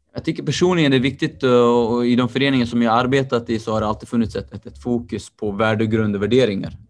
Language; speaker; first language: Swedish; early bilingual, other home language; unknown